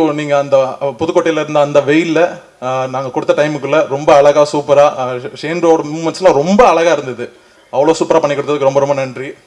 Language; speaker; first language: Tamil; native; Tamil